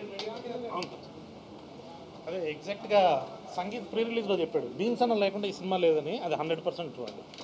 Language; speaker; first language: Telugu; native; Telugu